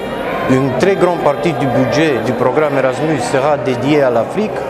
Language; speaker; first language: French; non-native, fluent; Romanian